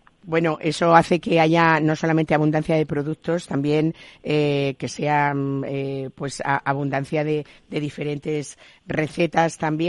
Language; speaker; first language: Spanish; native; Spanish